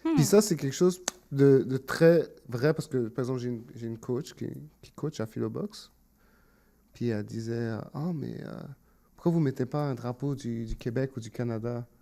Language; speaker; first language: French; native; French